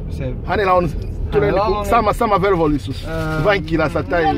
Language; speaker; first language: Finnish; non-native, learner; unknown